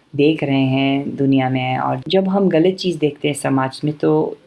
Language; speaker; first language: Hindi; non-native, fluent; English